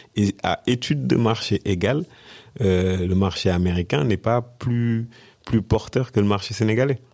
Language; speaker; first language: French; early bilingual, other home language; Wolof